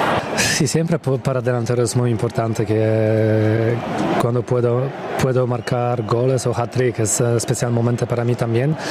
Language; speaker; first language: Spanish; non-native, fluent; Polish